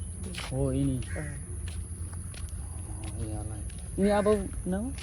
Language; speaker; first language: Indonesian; non-native, learner; Nepali